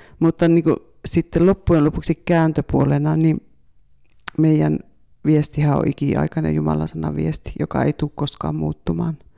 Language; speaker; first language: Finnish; native; Finnish